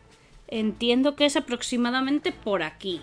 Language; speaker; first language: Spanish; native; Spanish